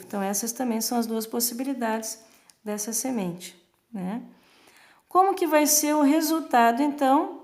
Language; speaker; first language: Portuguese; native; Portuguese